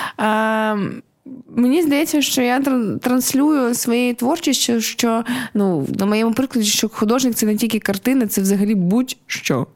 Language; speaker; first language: Ukrainian; non-native, local second language; Russian